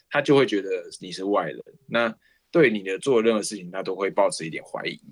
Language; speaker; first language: Chinese; native; Chinese